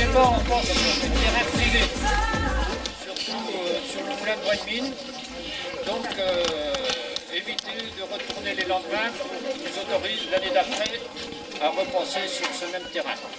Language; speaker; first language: French; native; French